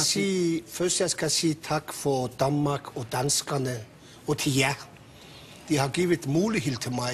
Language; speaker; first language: Danish; non-native, fluent; Persian